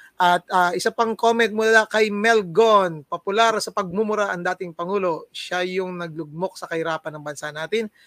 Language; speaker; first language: Filipino; non-native, local second language; Cebuano